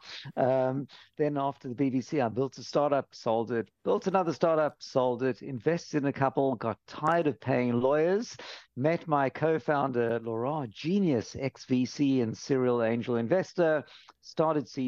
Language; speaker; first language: English; native; English